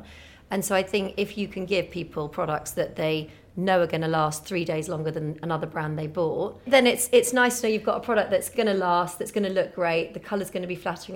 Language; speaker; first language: English; native; English